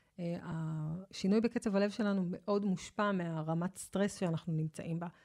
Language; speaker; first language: Hebrew; native; Hebrew